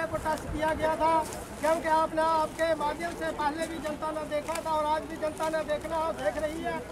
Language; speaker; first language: Hindi; native; Hindi